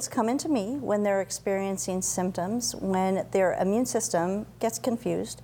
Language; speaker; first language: English; native; English